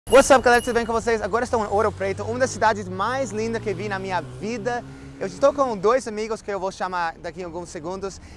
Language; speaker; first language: Portuguese; non-native, fluent; English